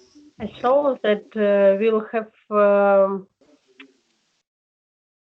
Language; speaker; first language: English; non-native, learner; Russian